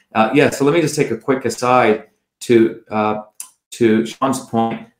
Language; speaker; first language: English; non-native, local second language; Tamil